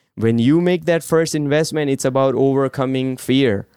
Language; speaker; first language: English; non-native, local second language; Gujarati